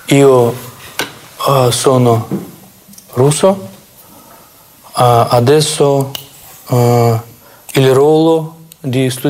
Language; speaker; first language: Italian; non-native, learner; Russian